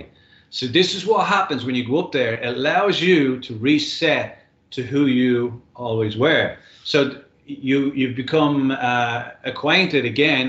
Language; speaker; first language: English; native; English